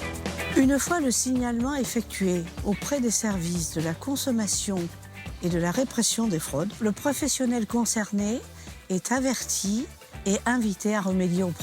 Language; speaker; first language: French; native; French